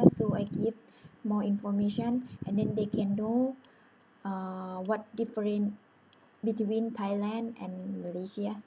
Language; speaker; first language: English; non-native, learner; Thai